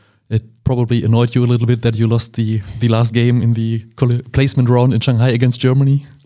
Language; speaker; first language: English; non-native, fluent; German